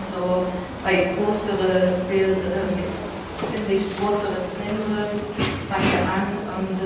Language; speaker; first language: German; non-native, learner; Persian